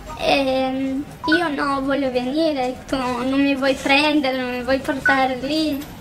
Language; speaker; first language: Italian; non-native, fluent; Romanian